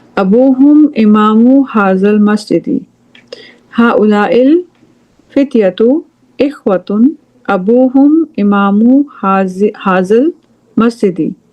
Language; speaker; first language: Arabic; non-native, fluent; English